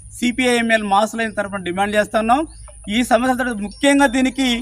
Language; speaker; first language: Telugu; native; Telugu